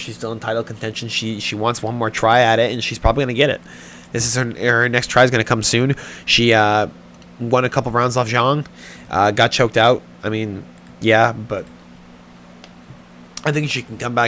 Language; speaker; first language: English; native; English